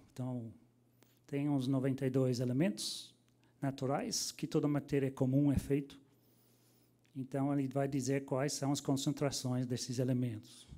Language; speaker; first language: Portuguese; non-native, fluent; English